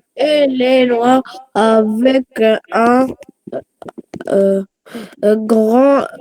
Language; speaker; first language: French; non-native, local second language; Arabic